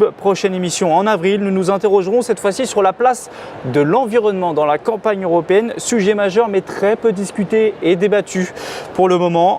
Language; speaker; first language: French; native; French